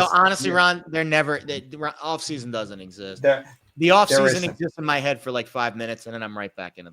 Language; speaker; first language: English; native; English